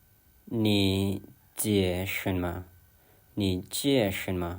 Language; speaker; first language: Chinese; non-native, fluent; Lao